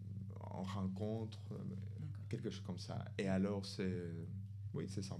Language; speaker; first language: French; non-native, fluent; Spanish